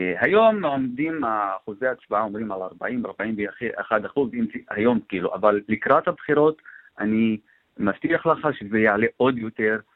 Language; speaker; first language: Hebrew; non-native, local second language; Arabic